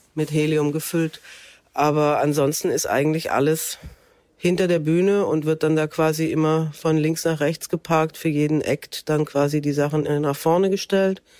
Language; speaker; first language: German; native; German